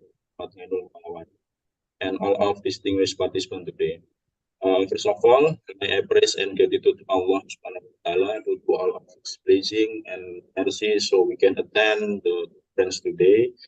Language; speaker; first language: English; non-native, learner; Indonesian